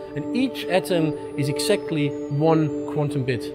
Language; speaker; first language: English; non-native, fluent; German